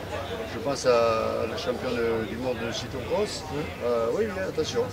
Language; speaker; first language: French; native; French